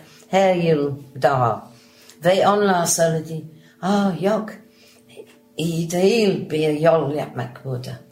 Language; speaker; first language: Turkish; non-native, learner; English